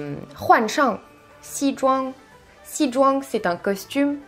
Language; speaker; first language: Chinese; non-native, fluent; French